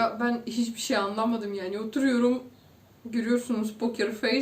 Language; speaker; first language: Turkish; non-native, fluent; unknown